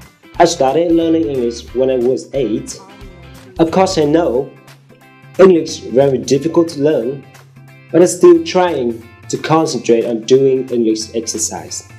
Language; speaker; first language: English; non-native, learner; Vietnamese